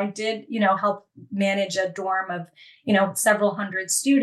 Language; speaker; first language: English; native; English